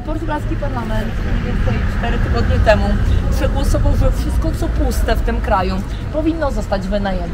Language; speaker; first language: Polish; native; Polish